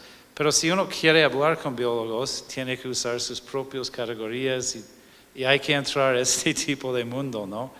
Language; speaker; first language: Spanish; non-native, fluent; English